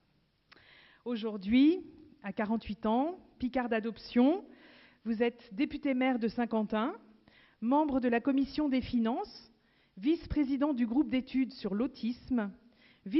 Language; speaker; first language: French; native; French